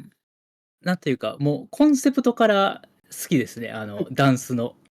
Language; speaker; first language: Japanese; native; Japanese